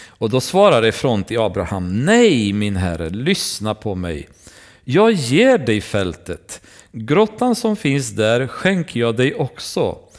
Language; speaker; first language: Swedish; non-native, fluent; Romanian